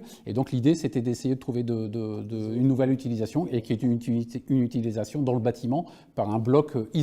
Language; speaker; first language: French; native; French